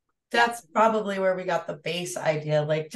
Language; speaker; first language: English; native; English